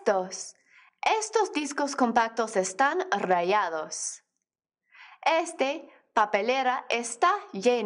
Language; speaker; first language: Spanish; non-native, fluent; English